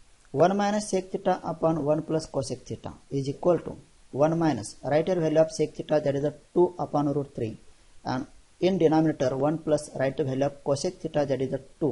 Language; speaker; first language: English; non-native, local second language; Marathi